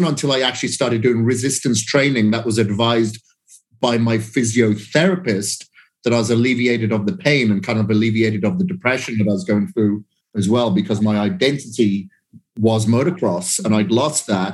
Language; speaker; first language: English; native; English